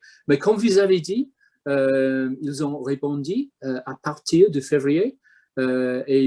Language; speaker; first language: French; non-native, fluent; English